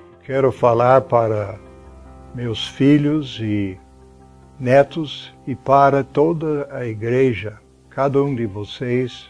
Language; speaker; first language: Portuguese; non-native, fluent; English